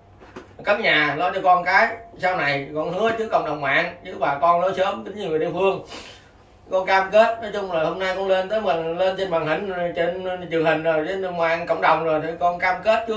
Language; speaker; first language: Vietnamese; native; Vietnamese